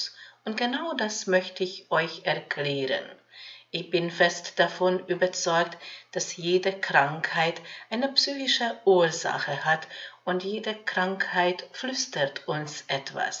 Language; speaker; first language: German; non-native, fluent; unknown